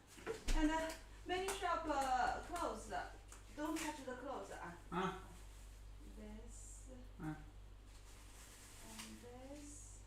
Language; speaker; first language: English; non-native, learner; Chinese